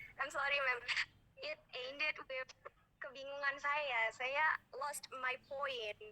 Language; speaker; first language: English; non-native, learner; Indonesian